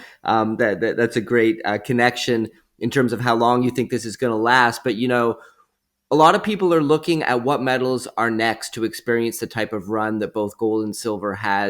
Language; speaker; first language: English; native; English